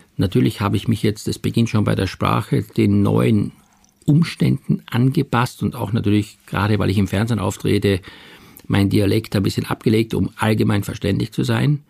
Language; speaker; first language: German; native; German